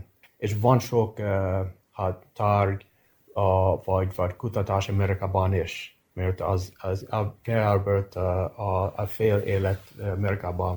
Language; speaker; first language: Hungarian; early bilingual, heritage; English